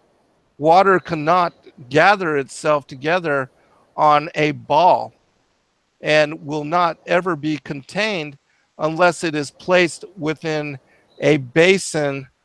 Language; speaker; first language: English; native; English